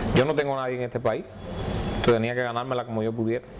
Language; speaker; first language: Spanish; native; Spanish